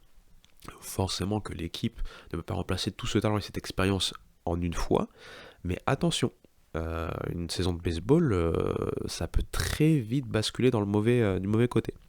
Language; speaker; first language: French; native; French